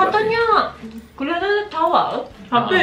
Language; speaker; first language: Indonesian; non-native, learner; Japanese